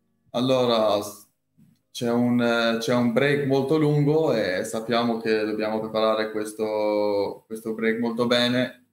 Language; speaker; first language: Italian; non-native, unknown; Albanian